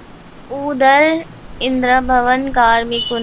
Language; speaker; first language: Persian; non-native, learner; Urdu